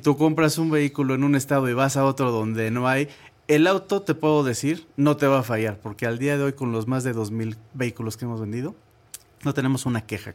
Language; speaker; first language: Spanish; native; Spanish